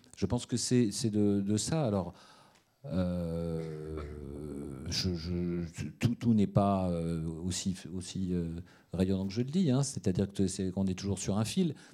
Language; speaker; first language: French; native; French